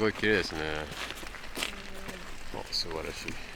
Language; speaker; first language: Japanese; non-native, fluent; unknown